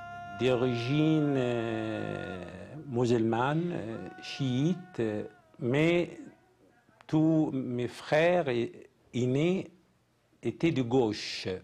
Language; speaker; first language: French; non-native, fluent; Arabic